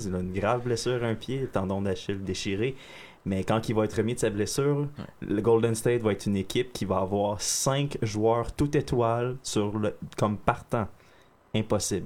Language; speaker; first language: French; native; French